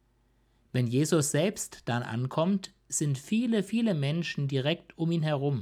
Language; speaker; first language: German; native; German